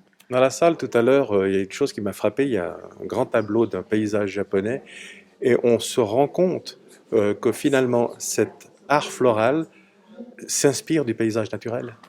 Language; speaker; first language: French; native; French